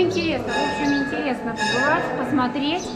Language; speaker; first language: Russian; native; Russian